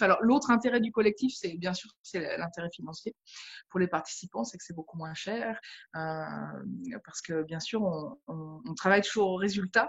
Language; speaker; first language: French; native; French